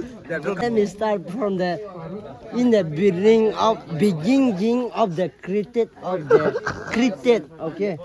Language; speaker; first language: English; non-native, learner; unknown